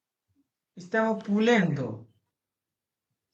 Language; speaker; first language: Italian; non-native, fluent; Bangla